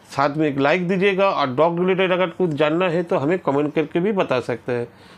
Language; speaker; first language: Hindi; non-native, local second language; Bangla